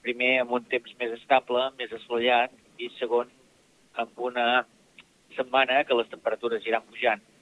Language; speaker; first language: Catalan; native; Catalan